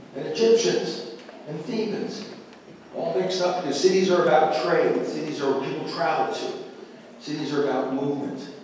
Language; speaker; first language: English; native; English